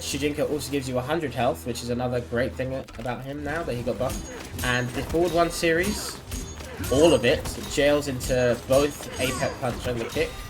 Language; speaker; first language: English; native; English